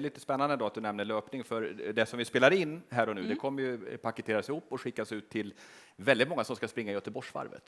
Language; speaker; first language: Swedish; native; Swedish